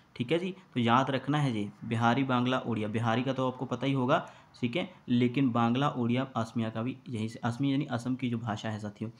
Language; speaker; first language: Hindi; native; Hindi